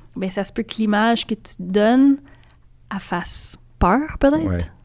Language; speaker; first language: French; native; French